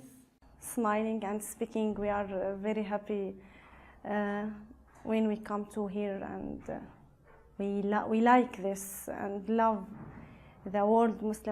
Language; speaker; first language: English; non-native, learner; Arabic